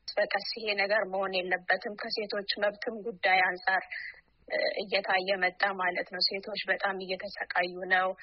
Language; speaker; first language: Amharic; non-native, local second language; Oromo